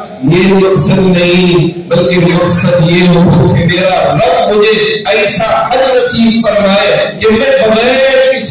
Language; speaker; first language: Urdu; native; Urdu